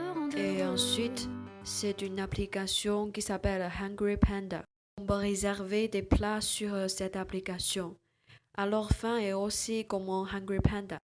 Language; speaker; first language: French; non-native, learner; Chinese